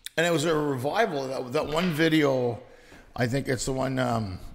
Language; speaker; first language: English; early bilingual, other home language; Greek